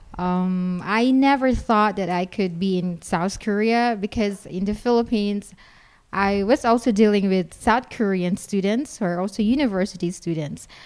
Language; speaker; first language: English; non-native, local second language; Cebuano